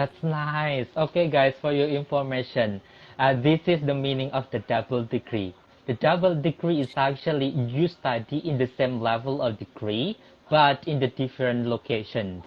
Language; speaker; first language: English; non-native, local second language; Indonesian